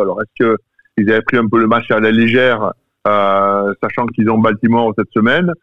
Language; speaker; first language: French; native; French